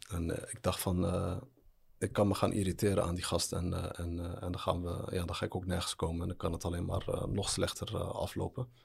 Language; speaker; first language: Dutch; early bilingual, other home language; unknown